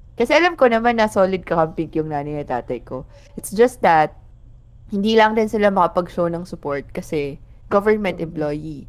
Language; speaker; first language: Filipino; non-native, local second language; Bikol